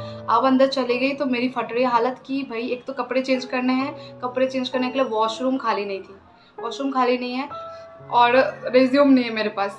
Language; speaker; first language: Hindi; non-native, local second language; Assamese